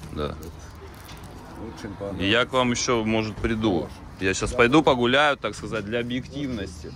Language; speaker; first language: Russian; native; Russian